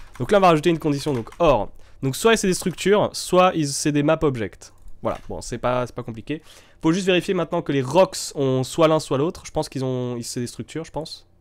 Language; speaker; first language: French; native; French